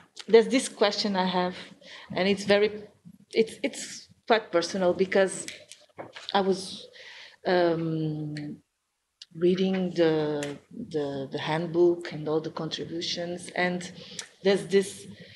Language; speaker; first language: English; non-native, fluent; Portuguese